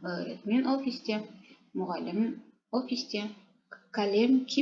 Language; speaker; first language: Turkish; non-native, fluent; Kazakh